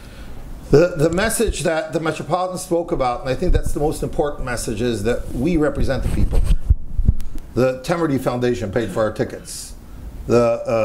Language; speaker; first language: English; native; English